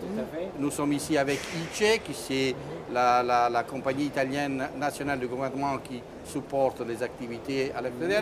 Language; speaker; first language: French; non-native, fluent; Italian